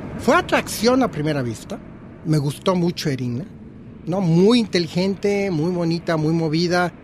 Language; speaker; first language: Spanish; native; Spanish